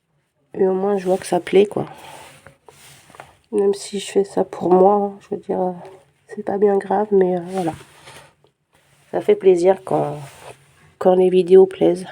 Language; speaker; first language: French; native; French